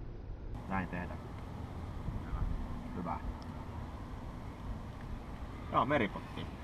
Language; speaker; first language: Finnish; native; Finnish